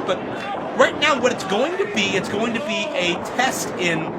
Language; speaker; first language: English; native; English